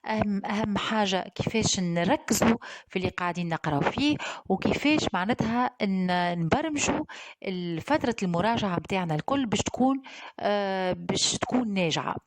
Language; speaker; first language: Arabic; native; Arabic